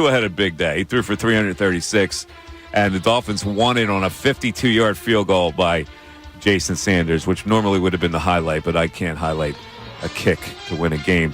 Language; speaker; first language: English; native; English